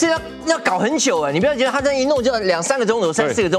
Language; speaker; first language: Chinese; native; Chinese